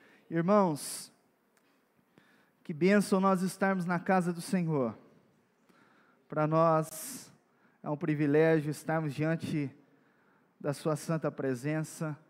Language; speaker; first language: Portuguese; native; Portuguese